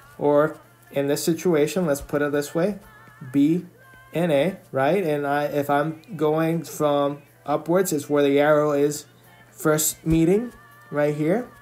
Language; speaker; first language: English; native; English